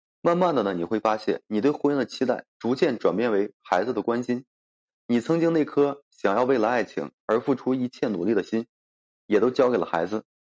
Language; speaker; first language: Chinese; native; Chinese